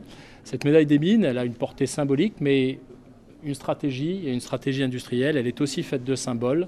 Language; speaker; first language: French; native; French